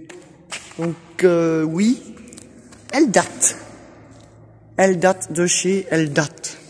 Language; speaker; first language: French; native; French